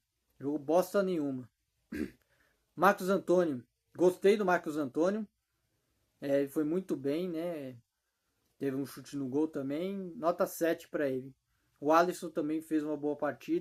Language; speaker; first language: Portuguese; native; Portuguese